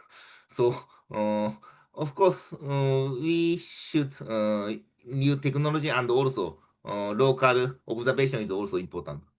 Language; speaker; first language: English; non-native, fluent; Japanese